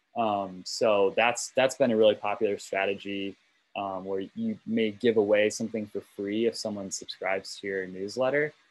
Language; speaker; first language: English; native; English